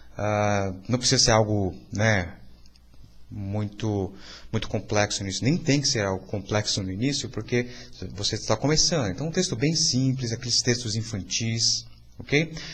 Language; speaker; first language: Portuguese; native; Portuguese